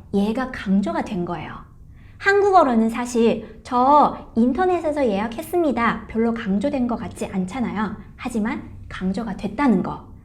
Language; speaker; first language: Korean; non-native, fluent; Chinese